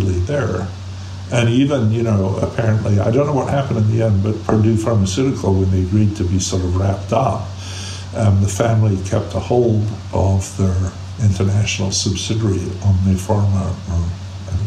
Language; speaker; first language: English; native; English